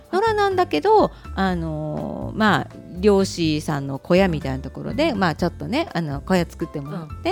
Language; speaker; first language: Japanese; native; Japanese